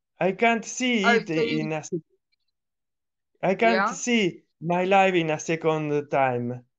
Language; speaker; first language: English; non-native, learner; Italian